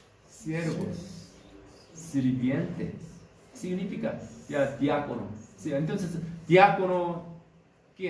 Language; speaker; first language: Spanish; non-native, fluent; Korean